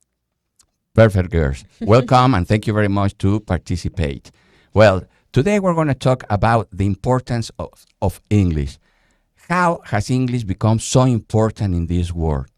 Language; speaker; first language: English; non-native, fluent; Spanish